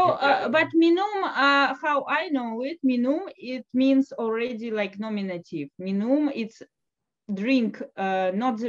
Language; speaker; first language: English; non-native, fluent; Russian